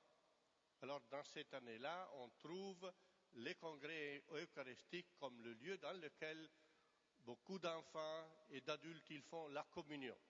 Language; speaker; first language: French; non-native, fluent; Italian